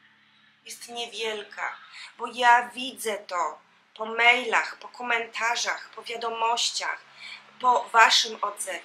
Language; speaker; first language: Polish; native; Polish